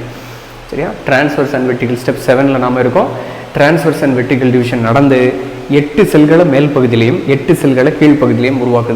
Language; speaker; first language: Tamil; native; Tamil